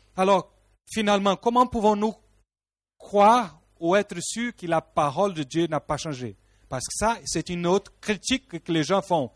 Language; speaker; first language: French; non-native, fluent; Portuguese